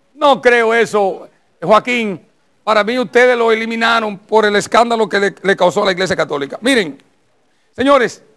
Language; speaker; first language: Spanish; native; Spanish